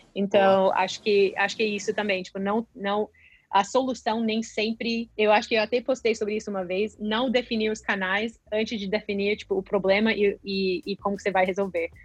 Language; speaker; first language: Portuguese; non-native, fluent; English